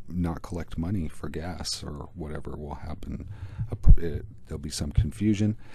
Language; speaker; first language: English; native; English